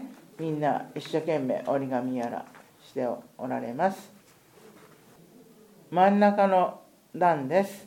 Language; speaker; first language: Japanese; native; Japanese